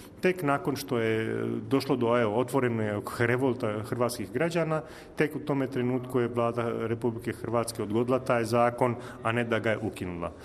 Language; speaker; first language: Croatian; native; Croatian